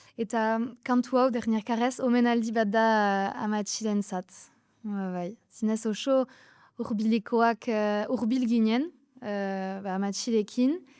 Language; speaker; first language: Basque; non-native, local second language; French